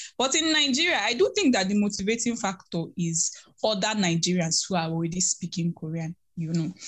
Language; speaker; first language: English; non-native, local second language; Igbo